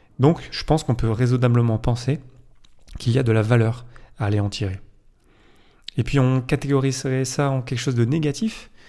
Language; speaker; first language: French; native; French